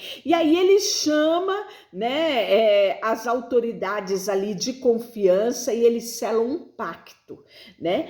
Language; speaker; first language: Portuguese; native; Portuguese